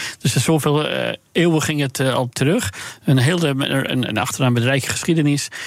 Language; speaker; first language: Dutch; non-native, fluent; Persian